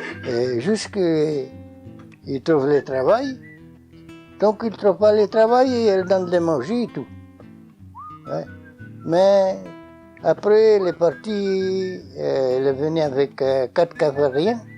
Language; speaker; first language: French; non-native, learner; Portuguese